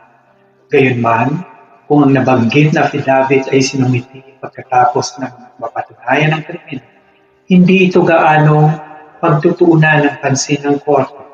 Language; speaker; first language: Filipino; native; Filipino